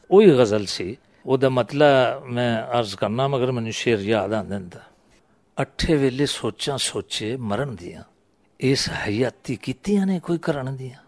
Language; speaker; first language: Punjabi; native; Punjabi